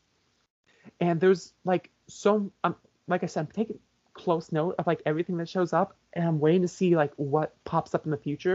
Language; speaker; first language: English; native; English